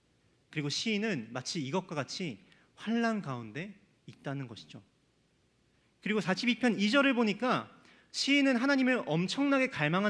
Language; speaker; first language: Korean; native; Korean